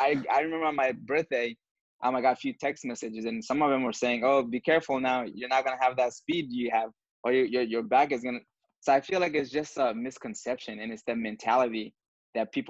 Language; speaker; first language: English; non-native, fluent; Bambara